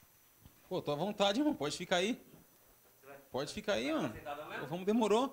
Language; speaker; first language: Portuguese; native; Portuguese